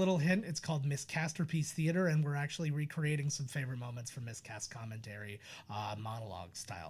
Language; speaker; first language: English; native; English